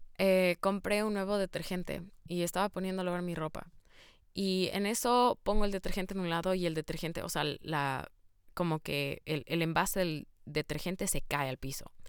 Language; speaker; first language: Spanish; native; Spanish